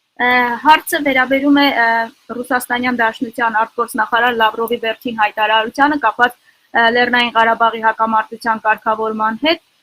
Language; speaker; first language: Armenian; native; Armenian